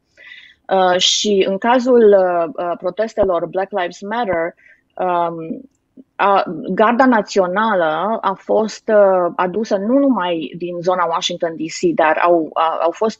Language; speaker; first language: Romanian; native; Romanian